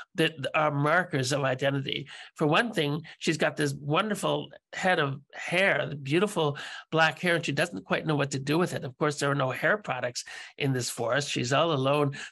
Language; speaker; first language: English; native; English